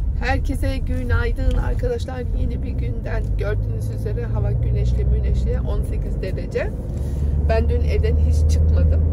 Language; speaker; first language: Turkish; early bilingual, heritage; Turkish